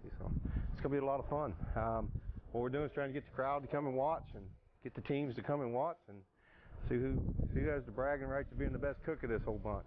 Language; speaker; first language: English; native; English